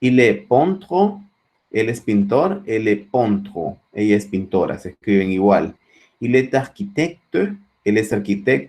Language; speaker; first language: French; non-native, fluent; Spanish